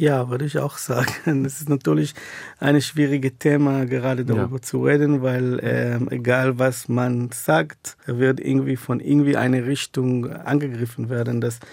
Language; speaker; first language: German; non-native, fluent; Hebrew